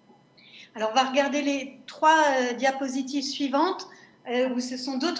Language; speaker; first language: French; native; French